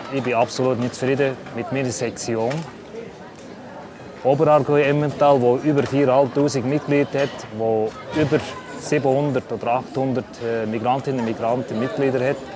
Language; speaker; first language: German; non-native, fluent; Italian